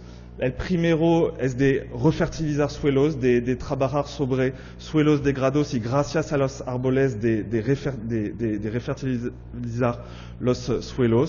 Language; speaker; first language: Spanish; non-native, fluent; French